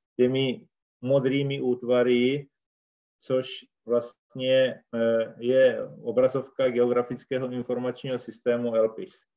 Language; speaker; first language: Czech; native; Czech